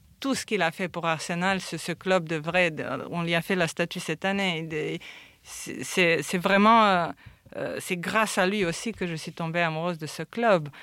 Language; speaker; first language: French; non-native, fluent; Romanian